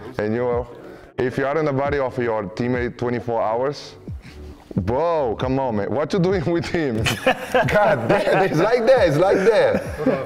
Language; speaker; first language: English; non-native, learner; Portuguese